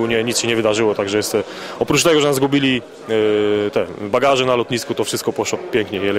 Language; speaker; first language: Polish; native; Polish